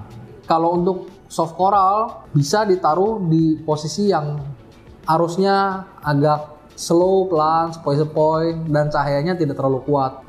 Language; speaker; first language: Indonesian; native; Indonesian